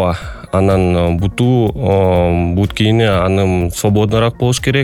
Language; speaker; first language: Kyrgyz; non-native, local second language; Russian